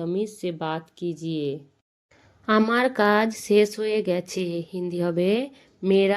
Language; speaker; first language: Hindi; non-native, local second language; Bangla